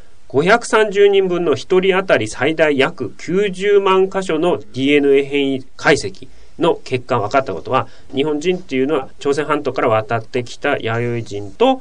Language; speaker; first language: Japanese; native; Japanese